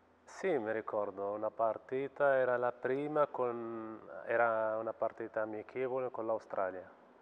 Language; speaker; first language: Italian; non-native, fluent; Arabic